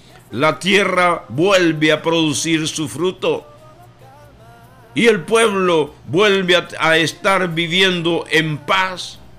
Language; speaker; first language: Spanish; native; Spanish